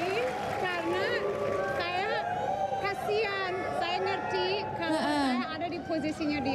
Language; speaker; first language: Indonesian; non-native, fluent; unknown